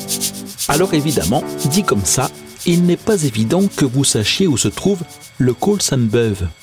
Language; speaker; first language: French; native; French